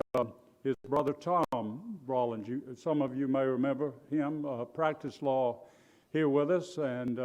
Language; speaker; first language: English; native; English